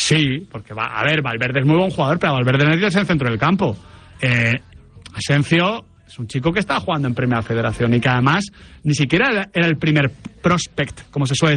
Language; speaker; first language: Spanish; native; Spanish